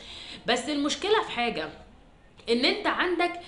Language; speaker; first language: Arabic; native; Arabic